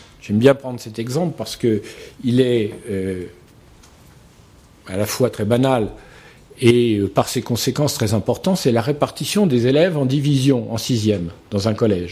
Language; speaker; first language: French; native; French